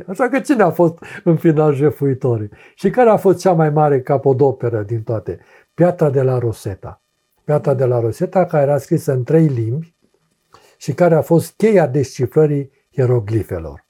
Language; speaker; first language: Romanian; native; Romanian